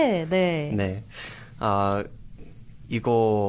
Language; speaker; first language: Korean; non-native, learner; English